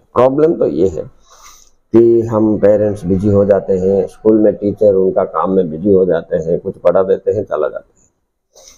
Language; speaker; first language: Hindi; non-native, local second language; Odia